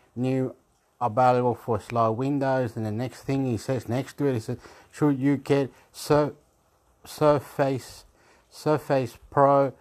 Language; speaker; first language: English; non-native, fluent; Spanish